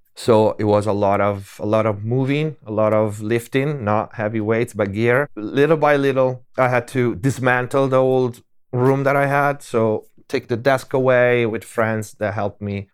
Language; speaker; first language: English; non-native, fluent; Italian